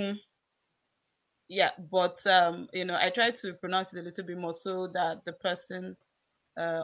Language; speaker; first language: English; non-native, local second language; Yoruba